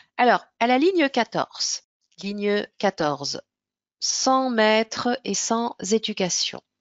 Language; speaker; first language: French; non-native, local second language; Arabic